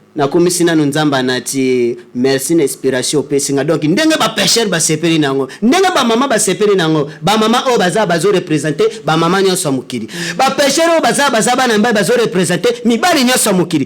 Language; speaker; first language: Lingala; native; Lingala